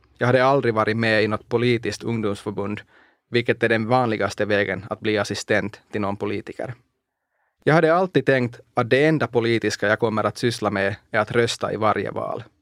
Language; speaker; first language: Swedish; non-native, local second language; Finnish